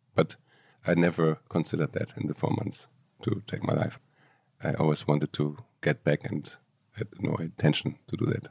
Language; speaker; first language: English; non-native, fluent; German